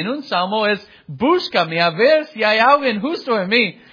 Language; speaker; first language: Spanish; non-native, fluent; English